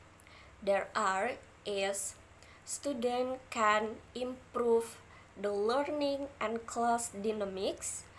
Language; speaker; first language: English; non-native, learner; Indonesian